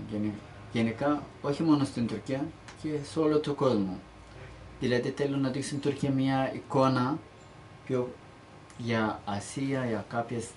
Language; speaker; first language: Greek; non-native, learner; Turkish